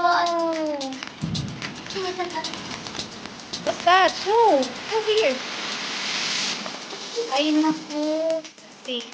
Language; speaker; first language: English; non-native, local second language; Filipino